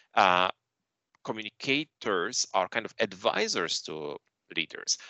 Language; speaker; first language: English; non-native, fluent; Polish